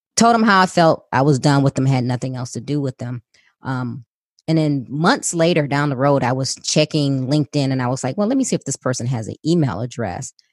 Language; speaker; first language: English; native; English